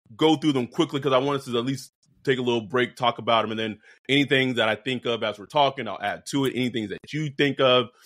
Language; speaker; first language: English; native; English